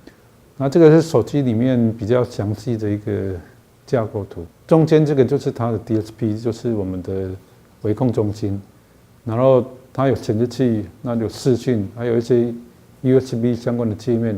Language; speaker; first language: Chinese; native; Chinese